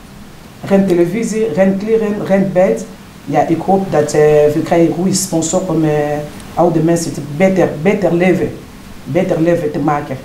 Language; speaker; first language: Dutch; non-native, learner; Lingala